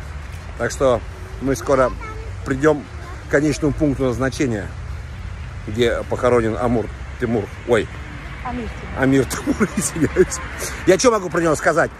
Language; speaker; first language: Russian; native; Russian